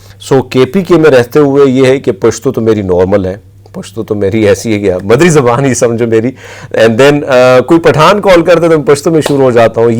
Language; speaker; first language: Urdu; non-native, local second language; Pashto